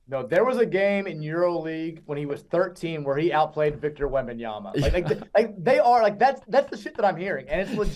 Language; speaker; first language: English; native; English